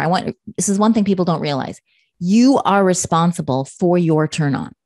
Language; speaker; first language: English; native; English